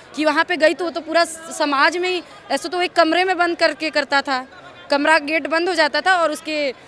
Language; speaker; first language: Hindi; native; Hindi